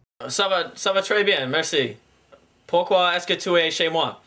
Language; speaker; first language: French; non-native, learner; English